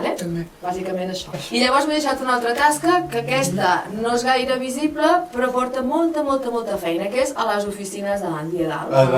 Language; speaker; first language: Catalan; native; Catalan